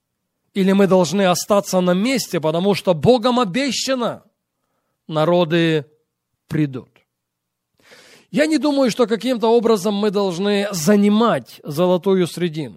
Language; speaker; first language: Russian; native; Russian